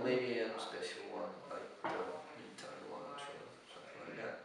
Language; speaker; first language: English; non-native, fluent; Spanish